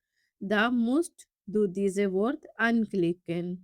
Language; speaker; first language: German; non-native, fluent; Urdu